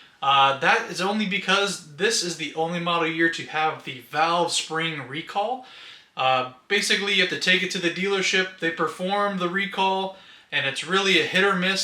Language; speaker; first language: English; native; English